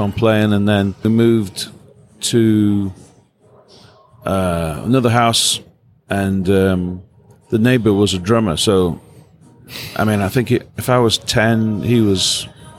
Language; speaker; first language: English; native; English